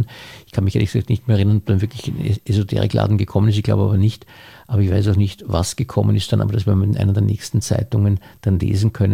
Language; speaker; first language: German; native; German